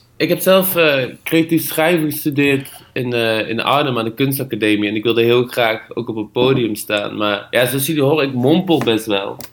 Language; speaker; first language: Dutch; native; Dutch